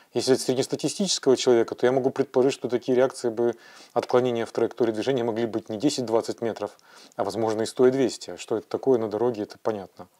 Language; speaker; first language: Russian; native; Russian